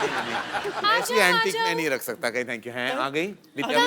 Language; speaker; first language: Hindi; native; Hindi